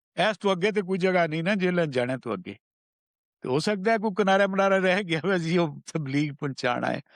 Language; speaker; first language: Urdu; non-native, local second language; Punjabi